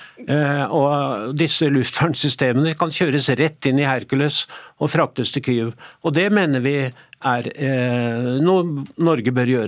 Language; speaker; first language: Norwegian; native; Norwegian